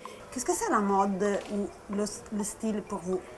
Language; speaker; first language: French; non-native, learner; Italian